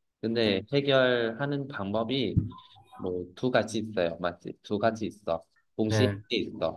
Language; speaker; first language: Korean; non-native, fluent; Vietnamese